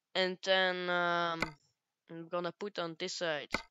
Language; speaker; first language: English; non-native, learner; Dutch